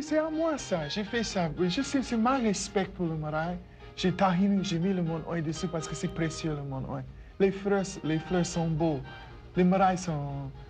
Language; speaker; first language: French; non-native, fluent; English